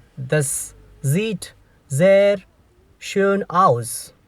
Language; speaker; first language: German; non-native, fluent; Telugu